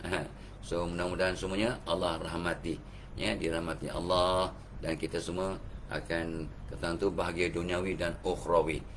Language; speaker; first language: Malay; native; Malay